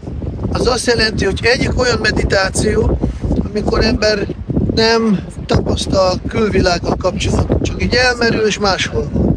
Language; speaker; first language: Hungarian; non-native, fluent; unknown